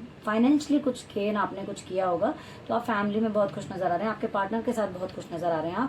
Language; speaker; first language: Hindi; native; Hindi